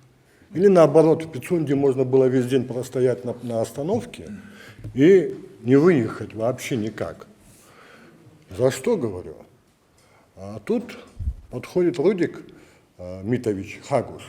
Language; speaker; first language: Russian; native; Russian